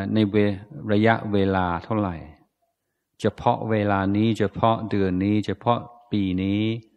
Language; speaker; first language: Thai; non-native, fluent; English